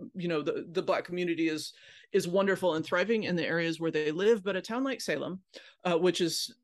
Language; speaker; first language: English; native; English